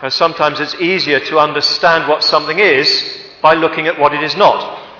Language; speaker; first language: English; native; English